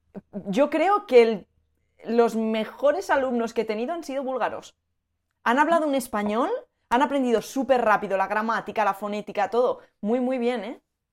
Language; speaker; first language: Spanish; native; Spanish